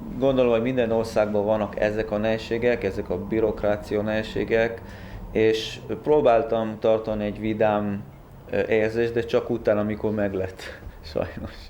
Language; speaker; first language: Hungarian; early bilingual, heritage; Hungarian